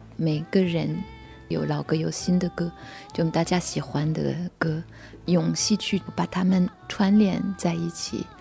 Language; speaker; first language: Chinese; non-native, fluent; French